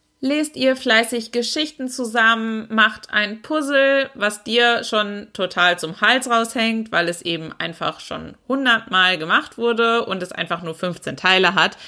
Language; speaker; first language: German; native; German